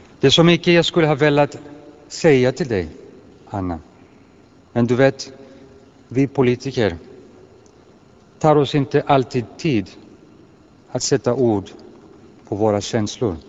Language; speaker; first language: Swedish; non-native, fluent; Greek